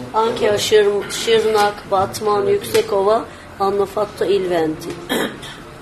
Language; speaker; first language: Italian; non-native, learner; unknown